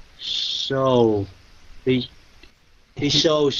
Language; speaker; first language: English; non-native, learner; Vietnamese